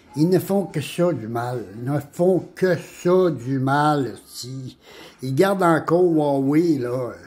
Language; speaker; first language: French; native; French